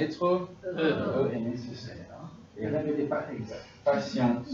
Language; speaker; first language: French; non-native, fluent; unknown